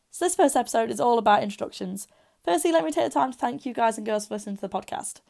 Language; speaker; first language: English; native; English